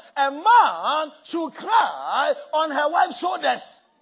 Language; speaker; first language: English; non-native, local second language; Akan